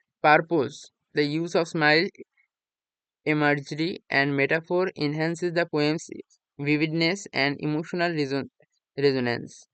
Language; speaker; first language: English; non-native, local second language; Bangla